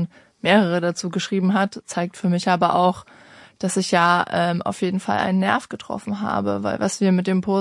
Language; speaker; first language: German; native; German